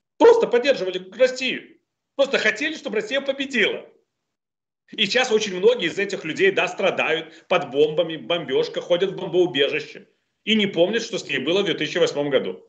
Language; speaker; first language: Russian; native; Russian